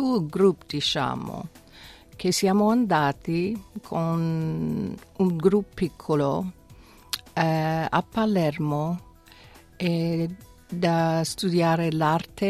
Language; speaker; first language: Italian; non-native, fluent; English